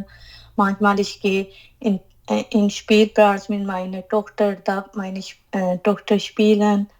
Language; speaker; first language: German; non-native, learner; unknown